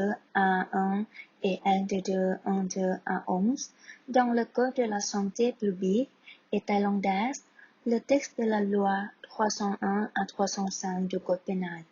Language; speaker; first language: French; non-native, learner; Thai